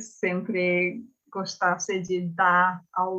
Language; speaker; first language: Portuguese; non-native, learner; English